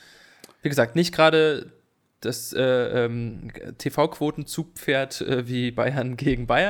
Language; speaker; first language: German; native; German